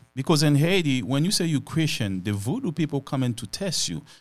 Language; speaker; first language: English; non-native, fluent; Haitian Creole